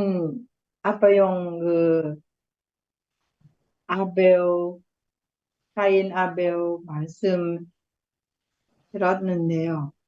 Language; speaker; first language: Korean; non-native, learner; Japanese